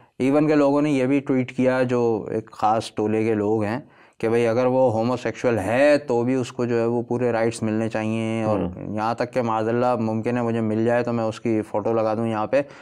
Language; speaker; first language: Urdu; native; Urdu